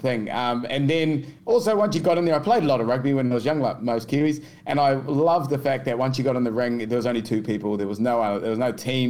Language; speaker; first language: English; native; English